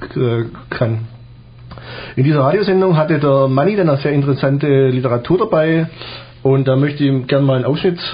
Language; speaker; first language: German; native; German